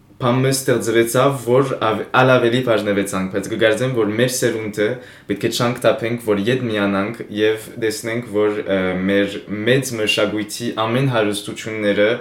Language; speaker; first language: Armenian; early bilingual, heritage; Armenian